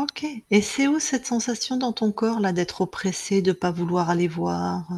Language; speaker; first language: French; native; French